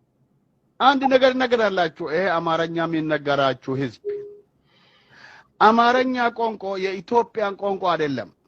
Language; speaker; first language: Amharic; non-native, local second language; Oromo